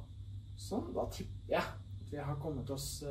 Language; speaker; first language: Norwegian; native; Norwegian